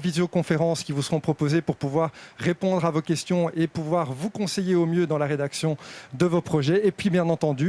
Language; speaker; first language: French; native; French